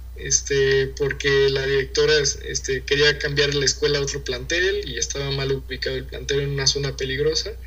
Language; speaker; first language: Spanish; early bilingual, heritage; Spanish